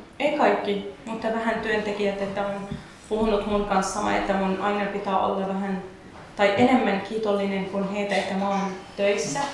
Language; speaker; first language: Finnish; non-native, learner; Arabic